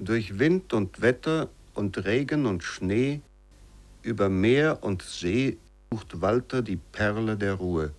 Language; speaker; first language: German; native; German